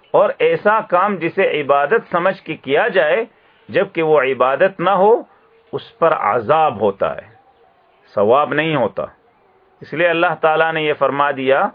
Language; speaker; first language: Urdu; native; Urdu